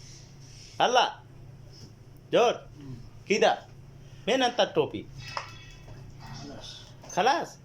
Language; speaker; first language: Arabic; non-native, learner; Bangla